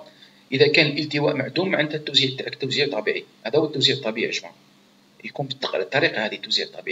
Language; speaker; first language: Arabic; native; Arabic